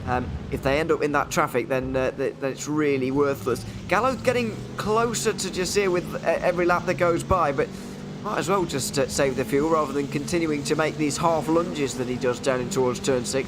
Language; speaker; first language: English; native; English